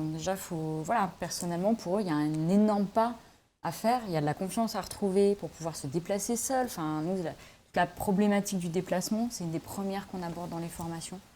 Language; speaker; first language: French; native; French